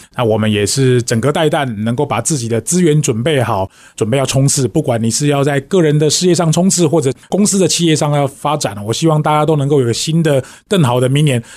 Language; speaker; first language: Chinese; native; Chinese